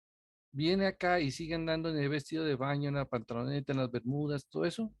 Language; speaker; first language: Spanish; native; Spanish